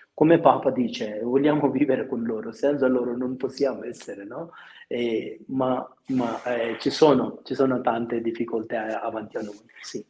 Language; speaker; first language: Italian; non-native, fluent; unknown